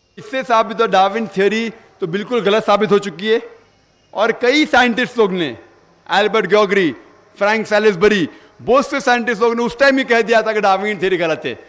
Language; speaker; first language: Urdu; non-native, local second language; Konkani